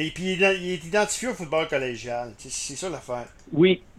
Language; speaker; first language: French; native; French